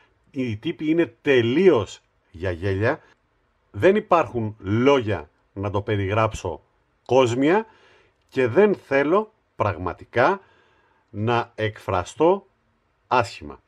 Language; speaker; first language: Greek; native; Greek